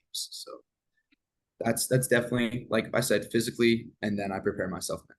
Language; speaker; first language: English; native; English